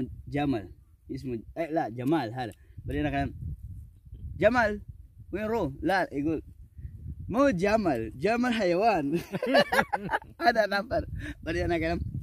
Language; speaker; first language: Arabic; non-native, learner; Indonesian